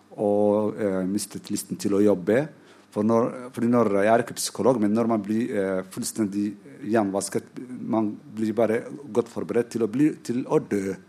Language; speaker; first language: Norwegian; non-native, fluent; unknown